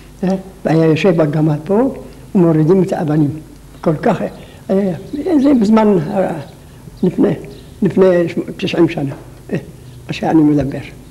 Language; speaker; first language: Hebrew; non-native, local second language; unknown